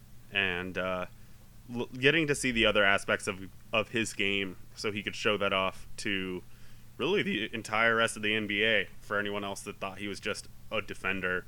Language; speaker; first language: English; native; English